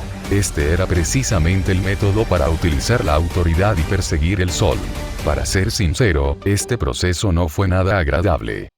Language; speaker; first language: Spanish; native; Spanish